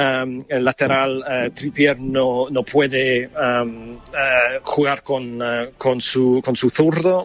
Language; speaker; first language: Spanish; non-native, fluent; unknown